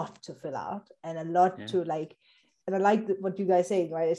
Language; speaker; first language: English; non-native, local second language; Danish